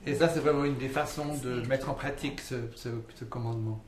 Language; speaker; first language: French; native; French